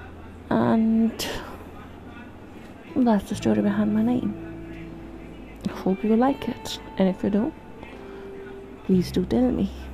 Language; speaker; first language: English; non-native, local second language; Hindi